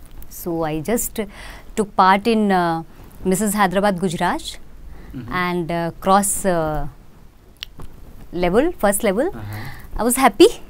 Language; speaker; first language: Telugu; non-native, local second language; Hindi